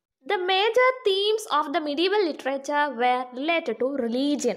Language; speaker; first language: English; non-native, local second language; Malayalam